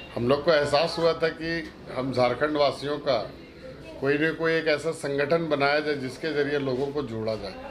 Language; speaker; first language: Hindi; native; Hindi